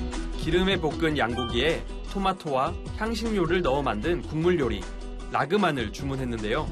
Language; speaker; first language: Korean; native; Korean